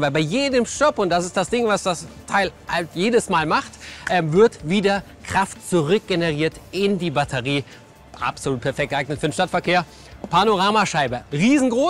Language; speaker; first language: German; native; German